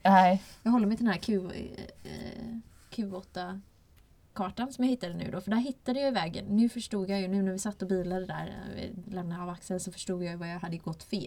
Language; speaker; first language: Swedish; native; Swedish